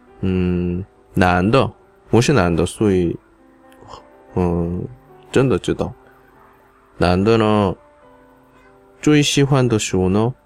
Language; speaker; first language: Chinese; non-native, learner; Korean